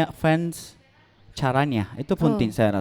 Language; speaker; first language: Indonesian; non-native, learner; Japanese